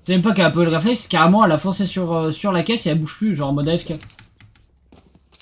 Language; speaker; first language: French; native; French